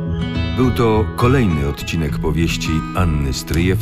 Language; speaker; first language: Polish; native; Polish